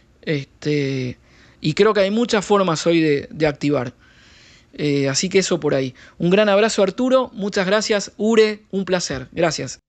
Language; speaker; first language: Spanish; native; Spanish